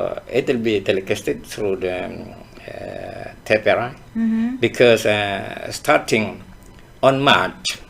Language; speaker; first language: English; non-native, fluent; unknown